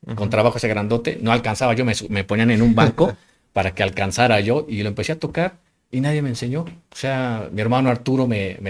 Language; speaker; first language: Spanish; native; Spanish